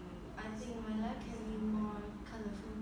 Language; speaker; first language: English; non-native, learner; Vietnamese